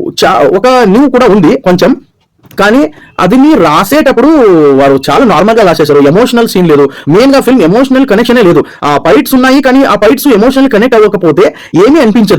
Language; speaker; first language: Telugu; non-native, learner; Kannada